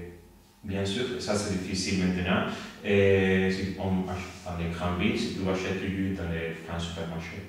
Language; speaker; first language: French; non-native, learner; Spanish